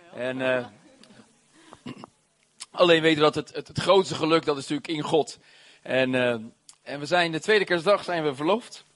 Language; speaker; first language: Dutch; native; Dutch